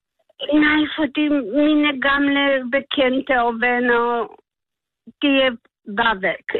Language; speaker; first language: Danish; non-native, learner; Polish